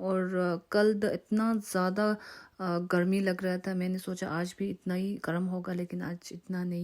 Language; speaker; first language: Hindi; non-native, local second language; Tibetan